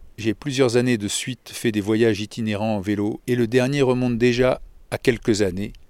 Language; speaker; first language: French; native; French